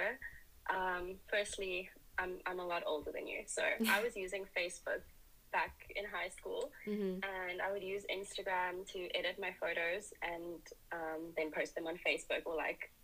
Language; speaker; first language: English; native; English